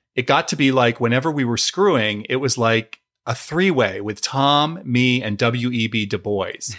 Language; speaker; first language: English; native; English